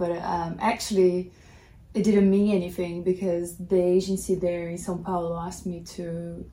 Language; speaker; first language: English; non-native, fluent; Portuguese